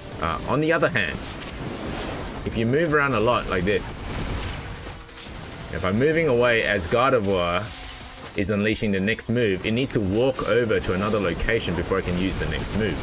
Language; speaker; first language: English; native; English